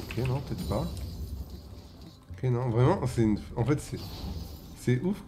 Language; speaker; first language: French; native; French